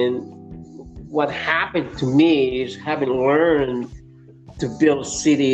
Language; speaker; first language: English; non-native, fluent; Spanish